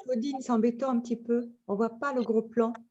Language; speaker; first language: French; native; French